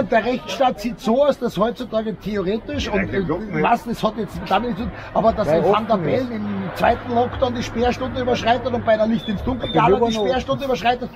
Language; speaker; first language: German; native; German